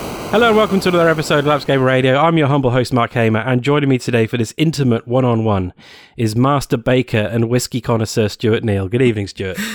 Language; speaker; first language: English; native; English